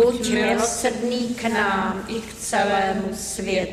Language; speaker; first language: Czech; native; Czech